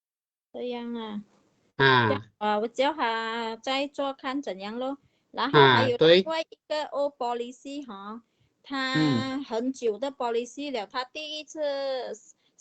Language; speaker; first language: Chinese; native; Chinese